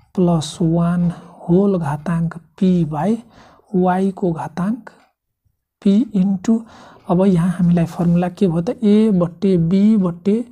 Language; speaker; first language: Nepali; non-native, local second language; Maithili